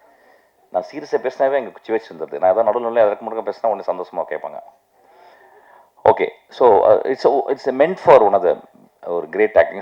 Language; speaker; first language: Tamil; native; Tamil